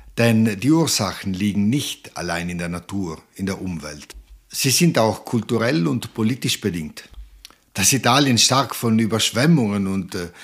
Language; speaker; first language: German; non-native, local second language; Ladin